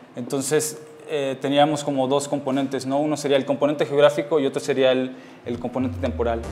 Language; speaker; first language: Spanish; native; Spanish